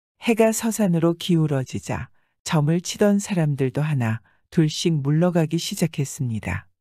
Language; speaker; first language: Korean; native; Korean